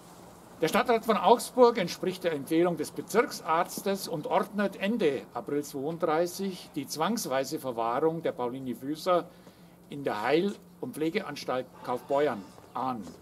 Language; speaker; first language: German; native; German